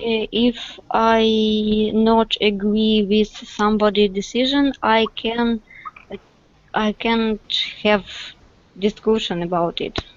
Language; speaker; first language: English; non-native, learner; Russian